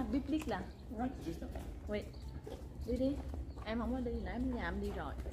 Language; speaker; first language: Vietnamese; native; Vietnamese